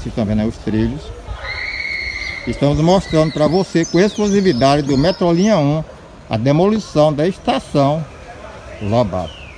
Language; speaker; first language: Portuguese; native; Portuguese